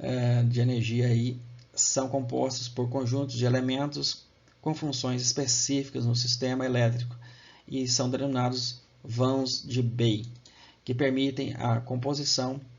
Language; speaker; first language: Portuguese; native; Portuguese